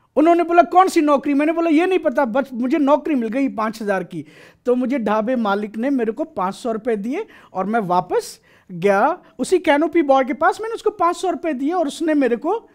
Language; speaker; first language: Hindi; native; Hindi